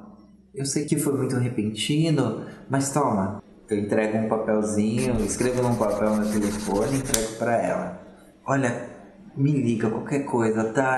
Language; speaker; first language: Portuguese; native; Portuguese